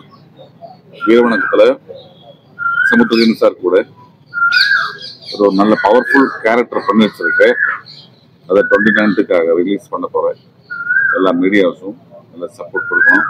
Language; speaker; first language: Tamil; non-native, learner; Malayalam